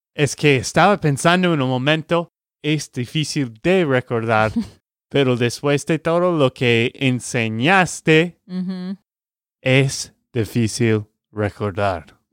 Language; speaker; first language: Spanish; non-native, learner; English